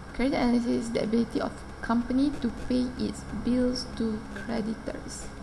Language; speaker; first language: English; non-native, local second language; Malay